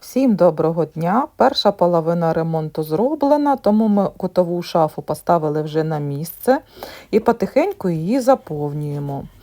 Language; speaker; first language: Ukrainian; native; Ukrainian